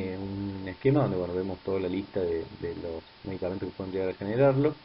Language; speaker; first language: Spanish; native; Spanish